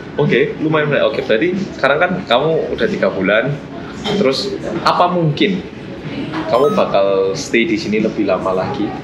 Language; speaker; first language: Indonesian; non-native, fluent; Korean